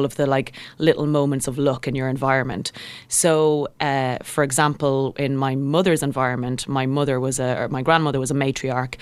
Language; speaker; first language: English; native; English